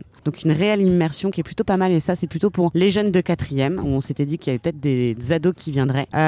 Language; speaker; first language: French; native; French